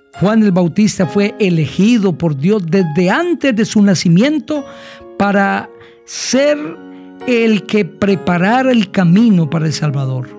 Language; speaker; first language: Spanish; native; Spanish